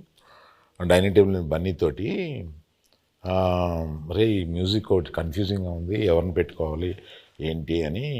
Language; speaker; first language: Telugu; native; Telugu